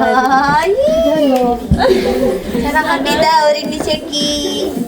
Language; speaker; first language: Korean; non-native, learner; Filipino